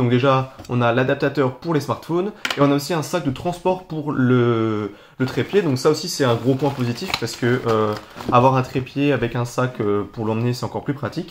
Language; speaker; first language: French; native; French